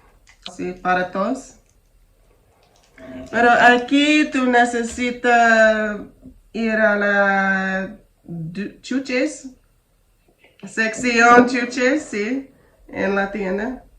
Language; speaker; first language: Spanish; non-native, learner; English